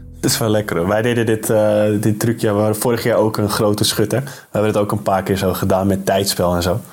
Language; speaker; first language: Dutch; native; Dutch